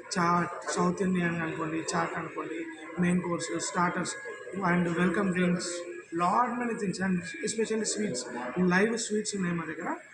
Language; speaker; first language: Telugu; native; Telugu